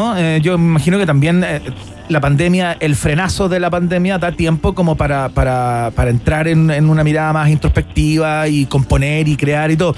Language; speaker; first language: Spanish; native; Spanish